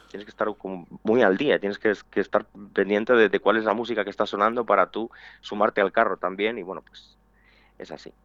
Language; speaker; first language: Spanish; native; Spanish